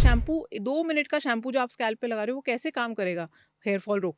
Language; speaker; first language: Hindi; native; Hindi